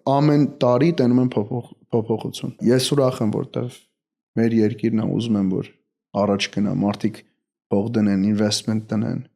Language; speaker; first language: Armenian; early bilingual, heritage; Armenian